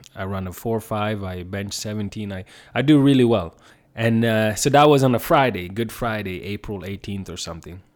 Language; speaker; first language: English; non-native, fluent; Swedish